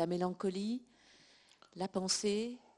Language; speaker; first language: French; native; French